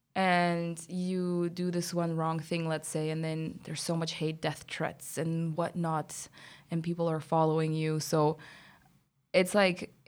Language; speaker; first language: English; non-native, fluent; Bulgarian